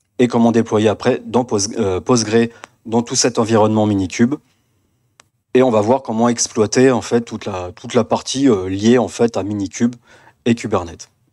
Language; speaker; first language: French; native; French